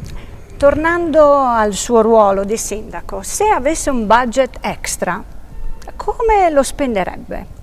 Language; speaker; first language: Italian; native; Italian